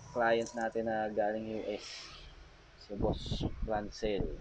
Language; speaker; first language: Filipino; native; Filipino